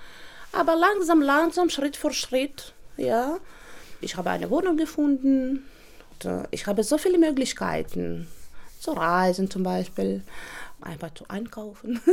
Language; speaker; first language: German; non-native, learner; Russian